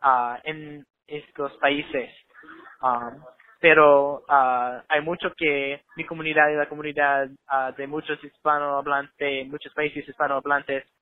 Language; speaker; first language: Spanish; non-native, learner; English